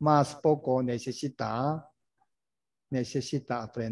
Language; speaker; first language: Spanish; non-native, learner; Korean